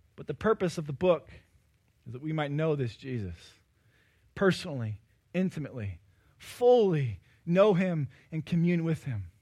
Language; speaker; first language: English; native; English